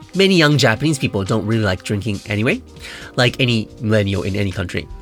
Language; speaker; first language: English; non-native, fluent; Japanese